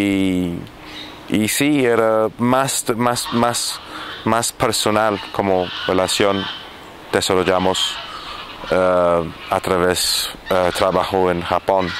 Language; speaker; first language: Spanish; non-native, fluent; Arabic